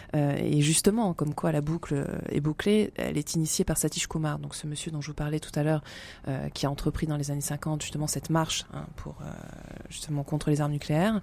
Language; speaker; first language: French; native; French